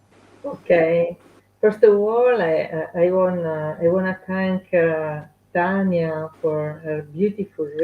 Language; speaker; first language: English; non-native, fluent; Italian